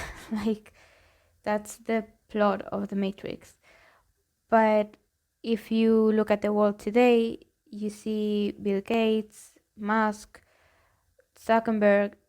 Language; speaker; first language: English; non-native, fluent; Spanish